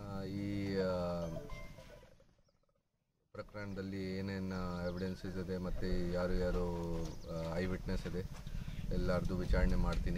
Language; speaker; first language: Kannada; non-native, learner; Hindi